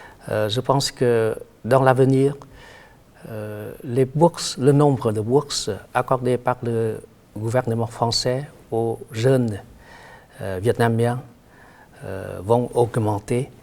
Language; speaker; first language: French; non-native, fluent; Vietnamese